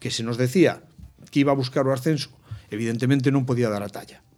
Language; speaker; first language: Spanish; non-native, local second language; Galician